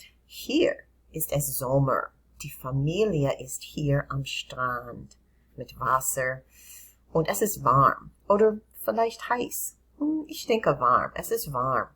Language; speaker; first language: German; non-native, fluent; English